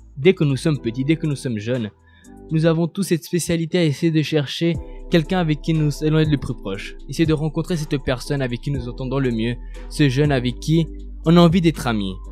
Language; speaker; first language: French; non-native, fluent; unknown